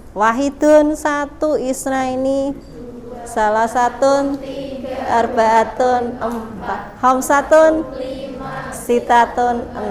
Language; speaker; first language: Arabic; non-native, fluent; Indonesian